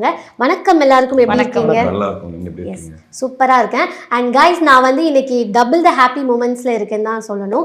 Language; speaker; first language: Tamil; native; Tamil